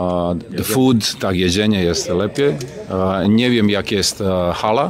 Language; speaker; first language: Polish; non-native, learner; Serbian